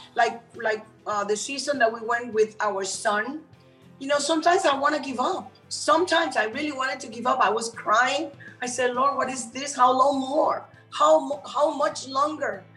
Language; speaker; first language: English; non-native, fluent; Spanish